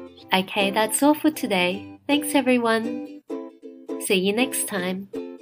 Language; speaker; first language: English; non-native, fluent; Chinese